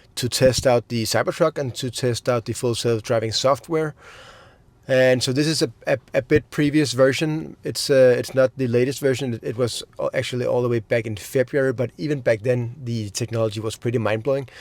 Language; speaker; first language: English; non-native, fluent; Danish